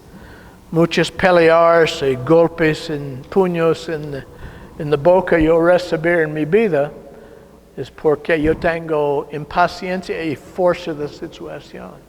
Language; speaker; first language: Spanish; non-native, learner; English